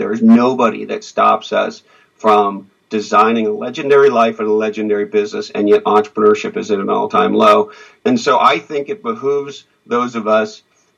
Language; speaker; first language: English; native; English